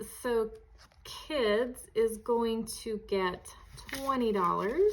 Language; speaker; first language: English; native; English